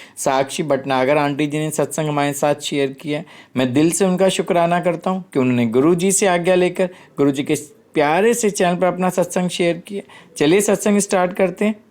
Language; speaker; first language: Hindi; native; Hindi